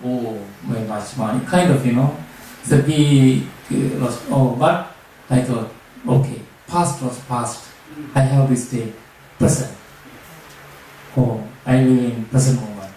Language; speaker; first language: English; non-native, learner; Sinhala